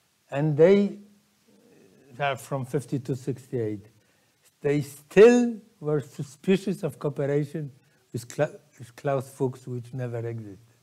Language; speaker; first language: English; non-native, fluent; Polish